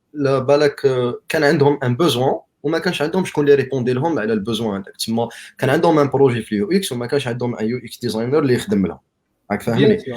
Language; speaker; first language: Arabic; native; Arabic